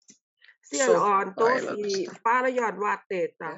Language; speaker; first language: Finnish; non-native, learner; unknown